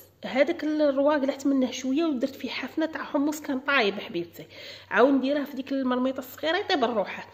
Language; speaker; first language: Arabic; native; Arabic